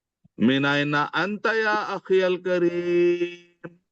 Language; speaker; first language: Arabic; non-native, fluent; Urdu